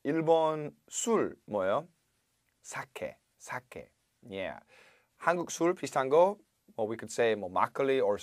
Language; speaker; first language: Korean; non-native, fluent; English